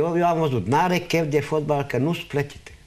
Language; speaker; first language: Romanian; non-native, local second language; Hungarian